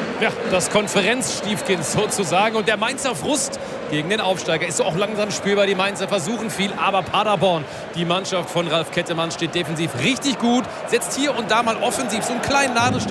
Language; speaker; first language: German; native; German